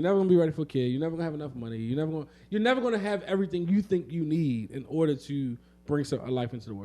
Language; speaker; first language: English; native; English